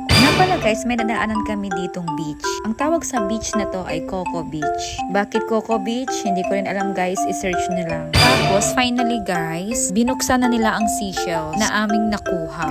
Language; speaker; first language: Filipino; non-native, local second language; Surigaonon